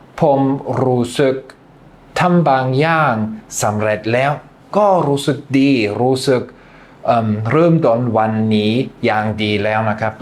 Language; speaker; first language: Thai; non-native, fluent; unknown